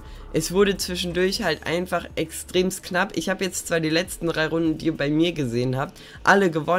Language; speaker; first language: German; native; German